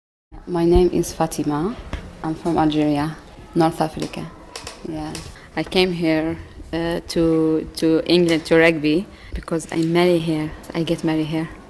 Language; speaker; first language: English; non-native, learner; Arabic